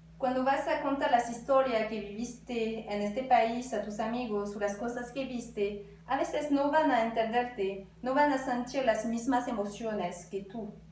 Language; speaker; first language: Spanish; non-native, fluent; French